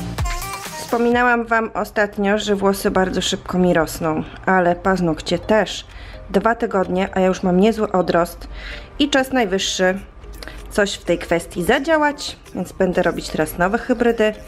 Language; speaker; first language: Polish; native; Polish